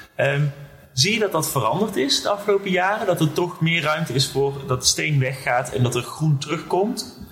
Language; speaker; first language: Dutch; native; Dutch